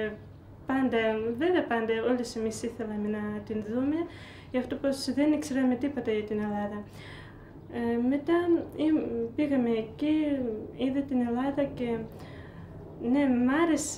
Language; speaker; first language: Greek; non-native, fluent; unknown